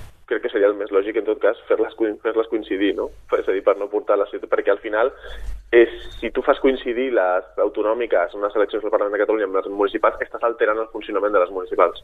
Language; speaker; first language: Catalan; native; Catalan